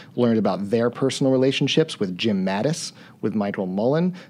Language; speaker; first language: English; native; English